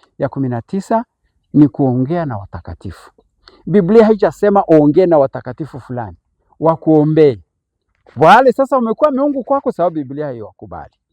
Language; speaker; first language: Swahili; native; Swahili